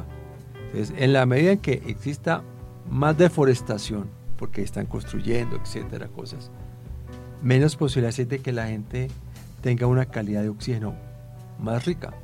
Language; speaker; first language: Spanish; native; Spanish